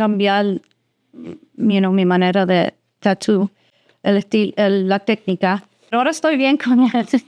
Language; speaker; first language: Spanish; early bilingual, heritage; Spanish